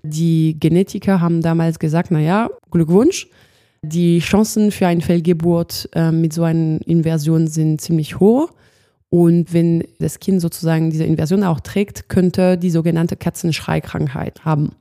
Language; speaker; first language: German; non-native, fluent; French